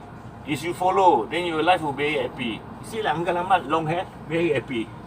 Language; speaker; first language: English; non-native, local second language; Malay